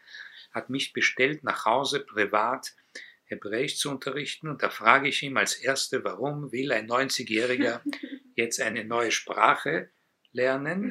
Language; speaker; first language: German; non-native, fluent; Hebrew